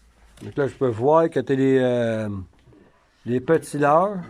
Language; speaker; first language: French; native; French